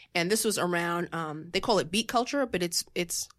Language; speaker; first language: English; native; English